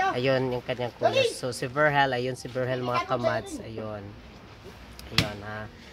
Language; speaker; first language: Filipino; non-native, local second language; Cebuano